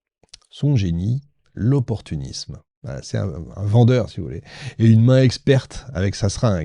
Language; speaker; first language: French; native; French